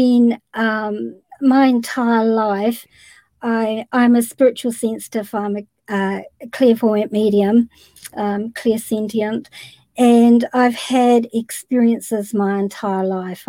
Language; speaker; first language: English; native; English